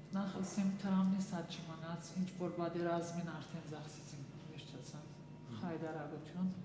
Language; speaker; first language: Armenian; early bilingual, heritage; Armenian